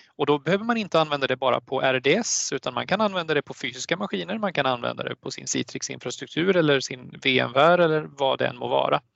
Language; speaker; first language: Swedish; native; Swedish